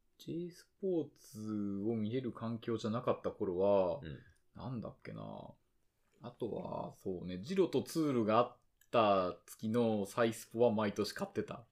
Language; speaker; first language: Japanese; native; Japanese